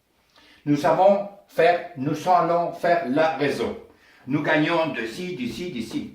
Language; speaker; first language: French; non-native, learner; Spanish